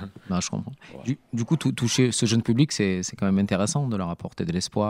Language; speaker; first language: French; native; French